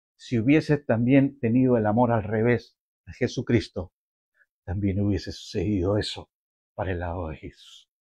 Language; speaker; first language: Spanish; native; Spanish